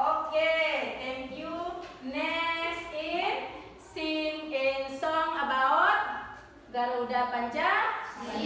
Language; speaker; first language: English; non-native, learner; Indonesian